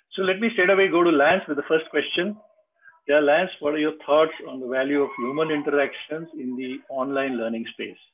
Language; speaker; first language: English; non-native, local second language; Marathi